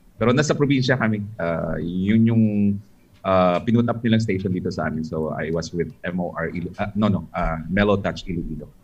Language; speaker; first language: Filipino; non-native, local second language; Hiligaynon